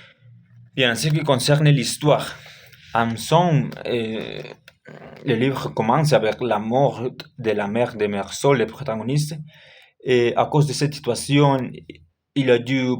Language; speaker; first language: French; non-native, learner; Spanish